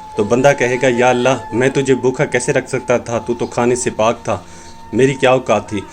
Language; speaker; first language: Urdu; non-native, local second language; Punjabi